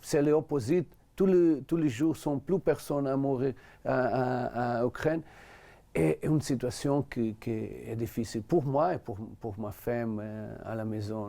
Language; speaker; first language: French; non-native, learner; Portuguese